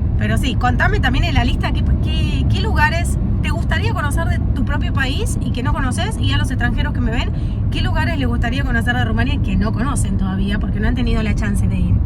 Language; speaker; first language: Spanish; native; Spanish